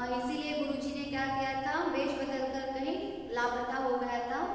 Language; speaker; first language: Hindi; non-native, local second language; Kannada